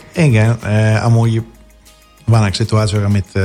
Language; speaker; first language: Hungarian; non-native, fluent; Greek